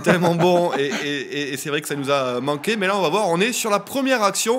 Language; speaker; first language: French; native; French